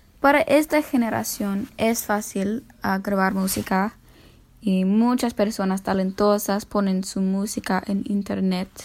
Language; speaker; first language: Spanish; non-native, fluent; English